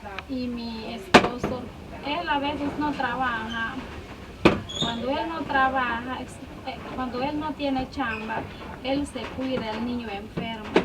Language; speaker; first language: Spanish; non-native, local second language; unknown